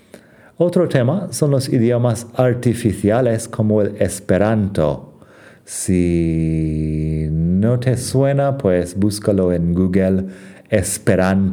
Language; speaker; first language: Spanish; non-native, fluent; English